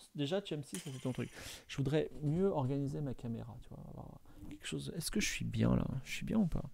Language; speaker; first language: French; native; French